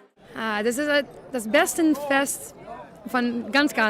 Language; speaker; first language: German; non-native, learner; Dutch